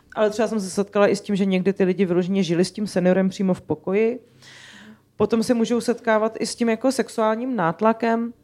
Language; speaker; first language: Czech; native; Czech